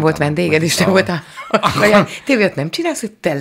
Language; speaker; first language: Hungarian; native; Hungarian